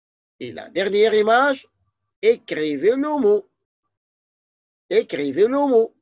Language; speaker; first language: French; non-native, fluent; Arabic